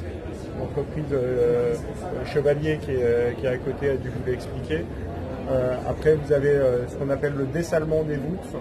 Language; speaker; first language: French; native; French